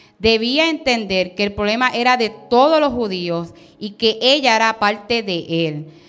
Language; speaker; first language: Spanish; early bilingual, heritage; Spanish